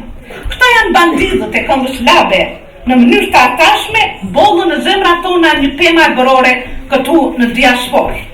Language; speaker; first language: Albanian; native; Albanian